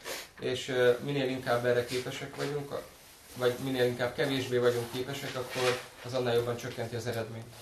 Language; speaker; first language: Hungarian; native; Hungarian